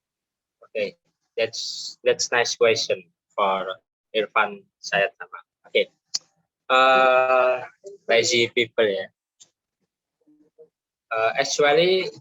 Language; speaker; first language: English; non-native, learner; Indonesian